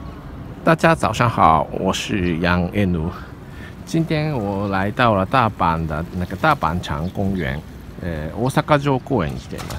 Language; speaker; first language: Chinese; non-native, fluent; Japanese